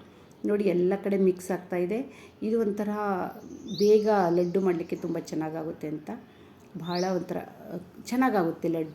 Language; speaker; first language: Kannada; native; Kannada